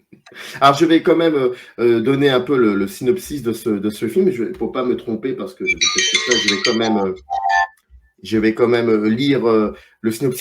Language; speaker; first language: French; native; French